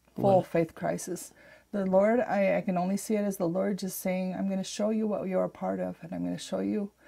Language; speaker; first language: English; native; English